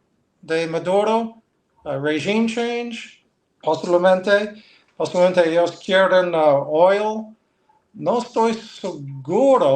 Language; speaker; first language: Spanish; non-native, learner; English